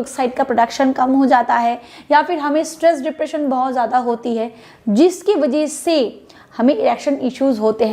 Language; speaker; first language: Hindi; native; Hindi